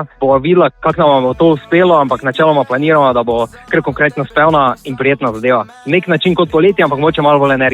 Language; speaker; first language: Slovenian; native; Slovenian